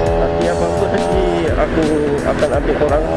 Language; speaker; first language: Malay; native; Malay